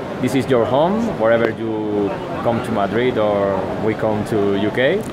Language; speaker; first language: English; non-native, fluent; Spanish